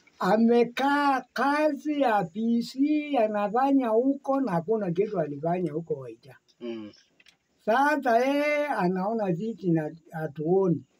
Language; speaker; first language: Swahili; non-native, local second language; Kamba